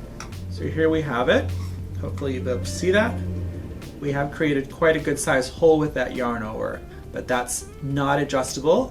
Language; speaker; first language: English; native; English